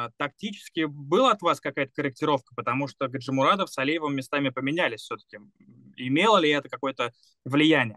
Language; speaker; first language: Russian; native; Russian